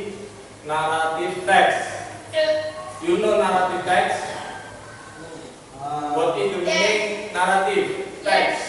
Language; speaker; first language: English; non-native, learner; Indonesian